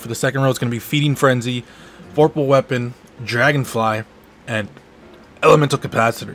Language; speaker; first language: English; native; English